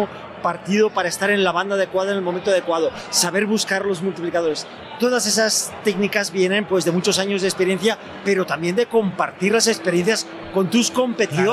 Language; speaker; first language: Spanish; native; Spanish